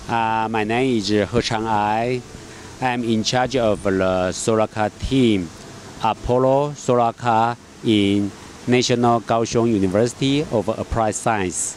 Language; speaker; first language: English; non-native, learner; Chinese